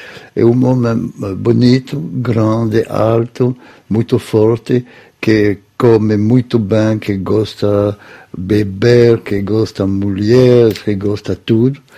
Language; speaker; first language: Portuguese; non-native, fluent; French